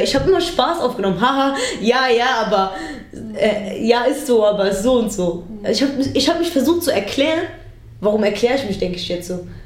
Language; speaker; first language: German; early bilingual, other home language; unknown